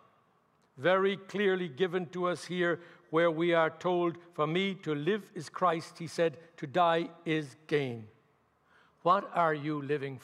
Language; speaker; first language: English; native; English